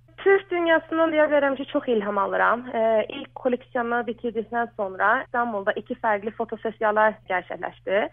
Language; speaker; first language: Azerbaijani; early bilingual, heritage; Azerbaijani